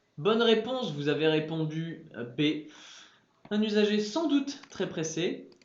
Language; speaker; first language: French; early bilingual, other home language; English